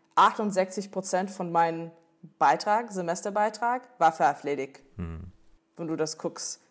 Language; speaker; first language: German; non-native, fluent; English